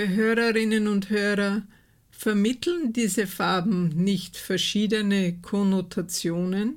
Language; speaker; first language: German; native; German